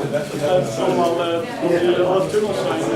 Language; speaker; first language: Dutch; non-native, learner; Portuguese